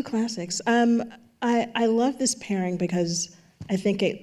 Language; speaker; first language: English; native; English